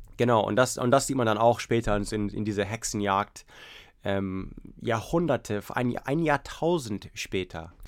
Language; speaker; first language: German; non-native, fluent; English